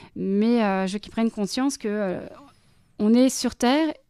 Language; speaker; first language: French; native; French